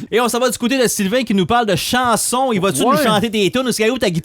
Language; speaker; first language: French; native; French